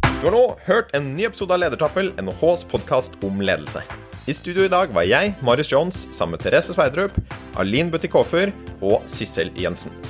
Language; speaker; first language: Norwegian; native; Norwegian